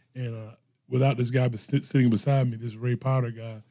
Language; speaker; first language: English; native; English